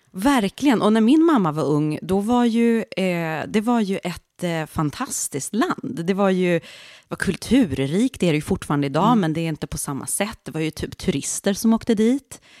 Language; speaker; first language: Swedish; early bilingual, other home language; Central Kurdish